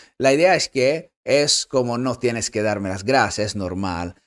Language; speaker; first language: Spanish; non-native, fluent; Italian